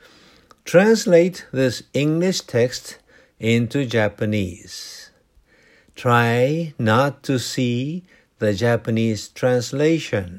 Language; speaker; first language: English; non-native, fluent; Japanese